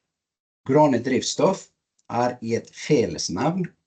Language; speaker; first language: Norwegian; non-native, learner; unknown